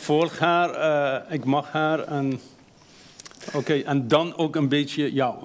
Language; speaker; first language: Dutch; non-native, fluent; Persian